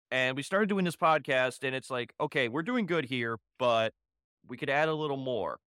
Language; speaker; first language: English; native; English